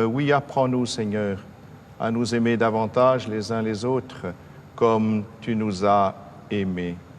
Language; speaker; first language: French; native; French